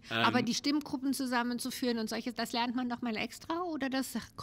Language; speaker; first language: German; native; German